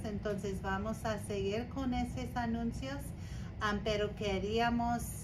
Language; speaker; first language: Spanish; non-native, learner; English